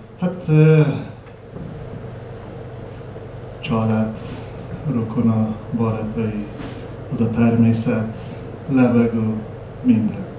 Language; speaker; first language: Hungarian; non-native, learner; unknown